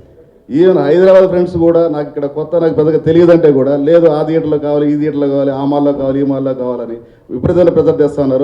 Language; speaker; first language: Telugu; native; Telugu